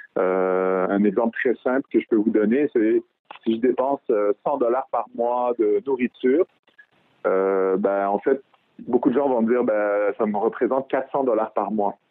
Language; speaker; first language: French; early bilingual, other home language; Arabic